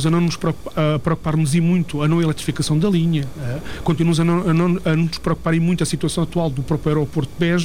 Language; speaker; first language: Portuguese; native; Portuguese